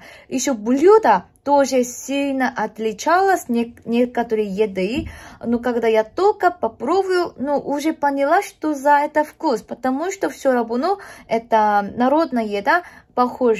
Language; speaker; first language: Russian; non-native, learner; Korean